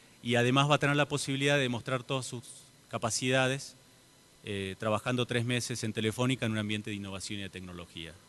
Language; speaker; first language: Spanish; native; Spanish